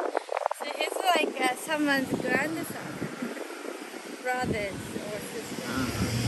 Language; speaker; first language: English; non-native, fluent; Japanese